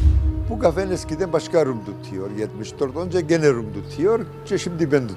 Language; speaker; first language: Turkish; non-native, local second language; Greek